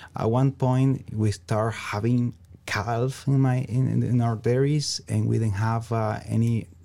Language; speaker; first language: English; non-native, learner; Spanish